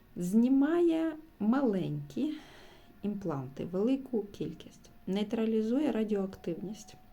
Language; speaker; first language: Ukrainian; non-native, local second language; Russian